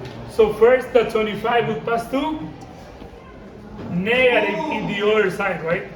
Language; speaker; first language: English; non-native, fluent; Spanish